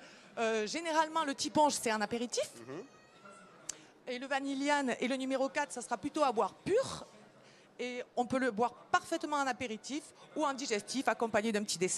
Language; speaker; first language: French; native; French